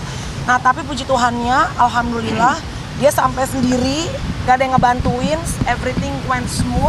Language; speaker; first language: Indonesian; native; Indonesian